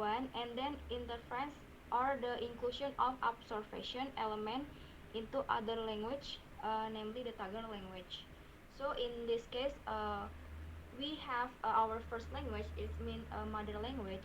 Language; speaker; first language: English; non-native, learner; Indonesian